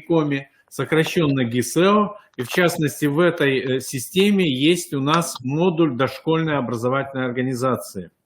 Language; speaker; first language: Russian; native; Russian